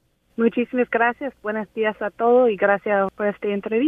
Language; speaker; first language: Spanish; non-native, fluent; English